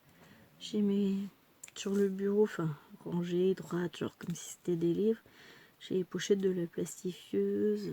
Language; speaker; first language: French; native; French